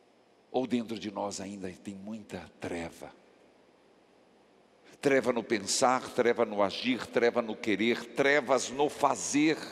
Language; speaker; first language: Portuguese; native; Portuguese